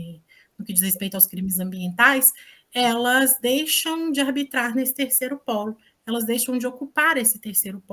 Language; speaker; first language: Portuguese; native; Portuguese